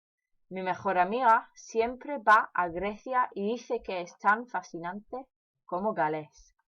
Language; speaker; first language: Spanish; non-native, fluent; English